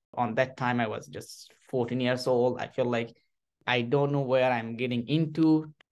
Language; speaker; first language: English; non-native, fluent; Burmese